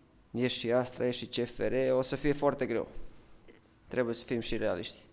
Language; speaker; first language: Romanian; non-native, fluent; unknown